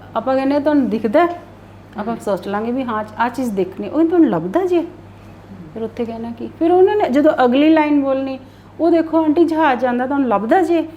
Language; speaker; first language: Punjabi; non-native, local second language; Hindi